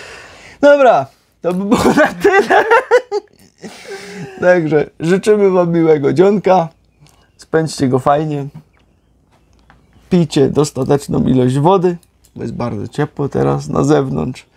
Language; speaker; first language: Polish; native; Polish